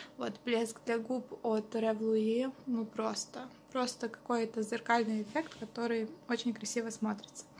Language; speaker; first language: Russian; non-native, local second language; Ukrainian